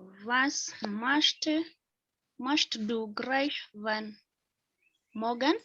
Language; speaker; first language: German; non-native, learner; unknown